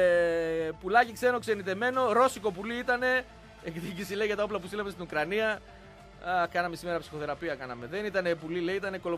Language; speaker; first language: Greek; native; Greek